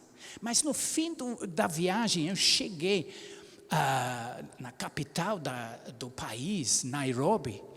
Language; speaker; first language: Portuguese; non-native, fluent; English